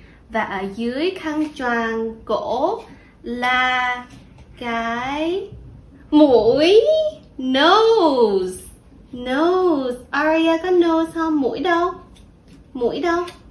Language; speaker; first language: Vietnamese; native; Vietnamese